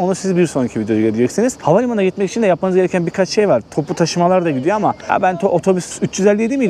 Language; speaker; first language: Turkish; native; Turkish